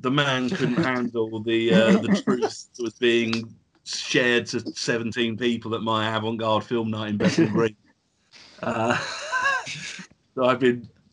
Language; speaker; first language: English; native; English